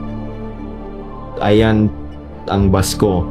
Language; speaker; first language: Filipino; non-native, learner; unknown